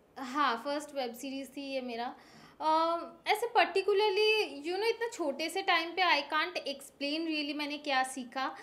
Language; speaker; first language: Hindi; non-native, local second language; Bangla